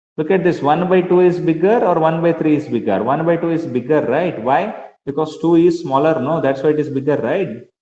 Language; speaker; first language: English; non-native, local second language; Kannada